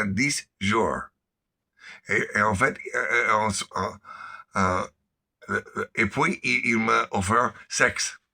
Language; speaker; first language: French; non-native, learner; English